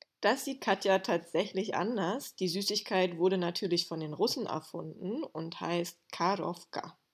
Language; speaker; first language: German; native; German